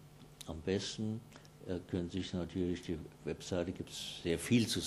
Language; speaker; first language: German; native; German